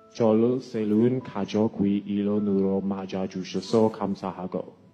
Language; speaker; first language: Korean; non-native, learner; English